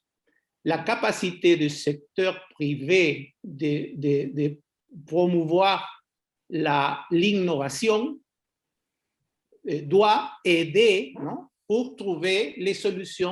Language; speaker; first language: French; non-native, fluent; Spanish